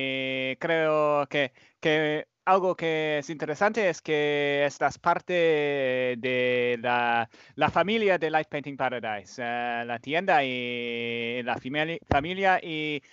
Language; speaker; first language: Spanish; non-native, fluent; English